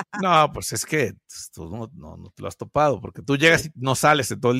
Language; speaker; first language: Spanish; native; Spanish